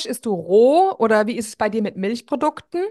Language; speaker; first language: German; native; German